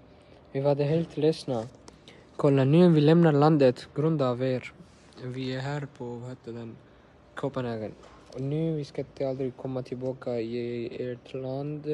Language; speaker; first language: Swedish; early bilingual, other home language; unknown